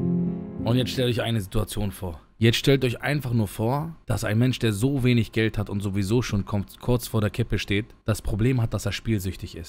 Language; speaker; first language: German; native; German